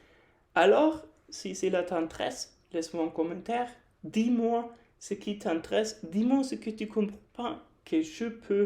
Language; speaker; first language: French; non-native, fluent; German